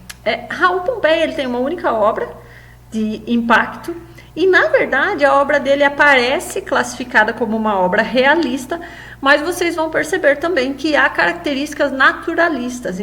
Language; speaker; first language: Portuguese; native; Portuguese